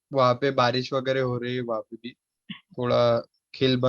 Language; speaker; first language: Hindi; native; Hindi